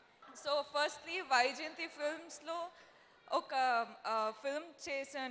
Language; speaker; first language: Telugu; non-native, learner; Kannada